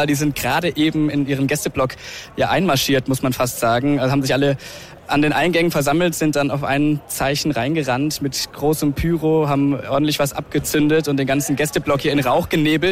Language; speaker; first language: German; native; German